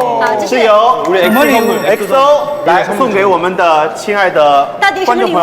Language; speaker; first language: Chinese; native; Chinese